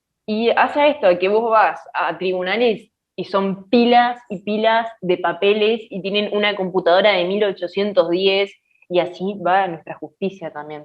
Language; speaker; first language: Spanish; native; Spanish